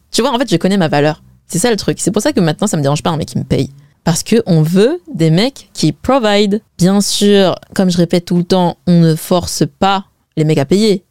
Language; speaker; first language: French; early bilingual, other home language; Wu Chinese